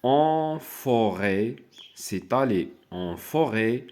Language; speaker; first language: French; non-native, local second language; Arabic